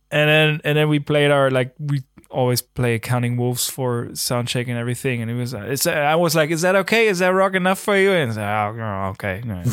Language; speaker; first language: English; non-native, fluent; German